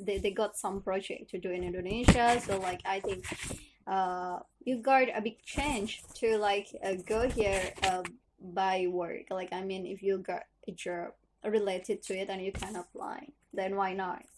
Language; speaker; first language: English; non-native, learner; Indonesian